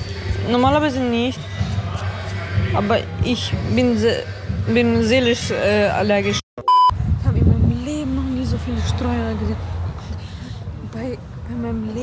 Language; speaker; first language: German; early bilingual, other home language; Bosnian